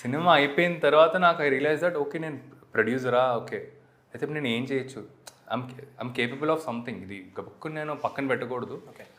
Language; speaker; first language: Telugu; native; Telugu